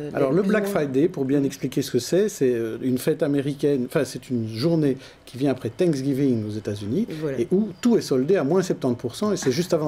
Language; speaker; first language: French; native; French